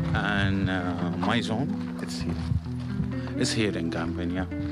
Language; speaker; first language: Dutch; non-native, learner; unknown